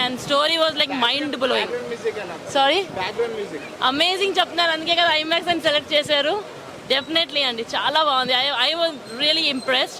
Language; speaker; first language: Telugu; non-native, local second language; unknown